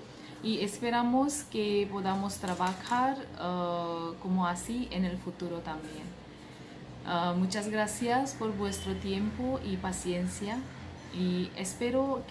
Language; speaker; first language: Spanish; non-native, fluent; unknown